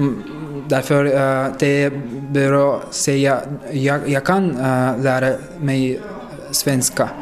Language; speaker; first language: Swedish; non-native, learner; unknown